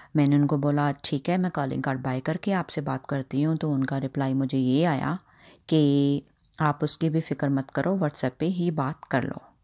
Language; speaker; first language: Hindi; non-native, local second language; Punjabi